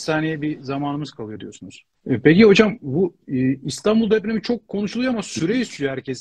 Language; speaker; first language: Turkish; native; Turkish